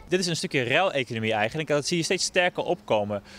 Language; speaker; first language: Dutch; native; Dutch